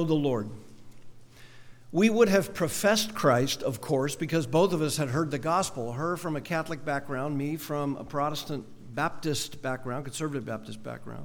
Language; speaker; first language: English; native; English